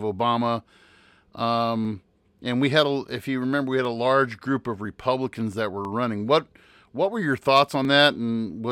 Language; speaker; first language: English; native; English